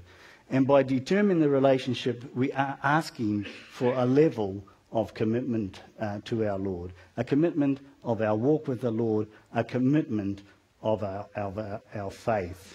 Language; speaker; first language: English; native; English